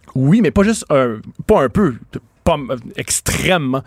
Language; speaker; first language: French; native; French